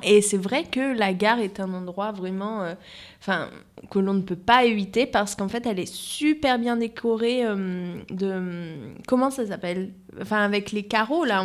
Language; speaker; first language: French; native; French